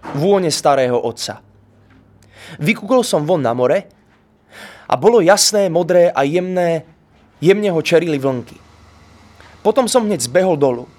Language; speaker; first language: Slovak; native; Slovak